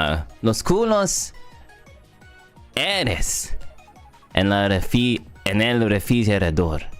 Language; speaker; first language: Spanish; non-native, learner; English